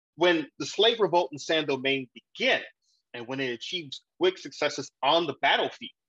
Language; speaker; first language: English; native; English